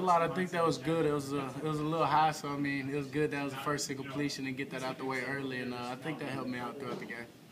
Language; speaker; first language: English; native; English